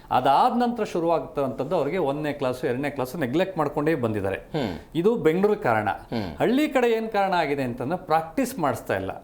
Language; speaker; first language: Kannada; native; Kannada